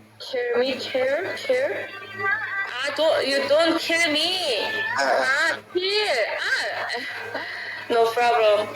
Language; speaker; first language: English; non-native, learner; Korean